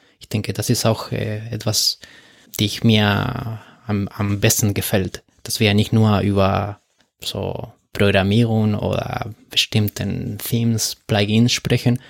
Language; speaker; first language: German; non-native, fluent; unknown